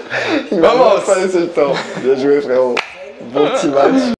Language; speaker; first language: French; native; French